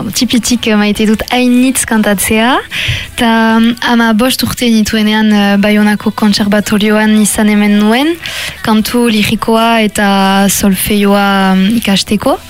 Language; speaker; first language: Basque; non-native, local second language; French